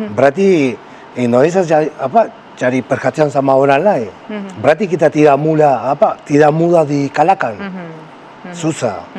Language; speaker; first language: Indonesian; non-native, fluent; Spanish